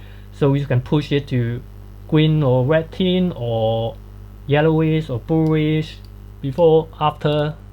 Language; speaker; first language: English; non-native, fluent; Cantonese